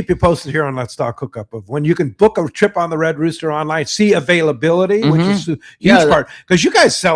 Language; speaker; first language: English; native; English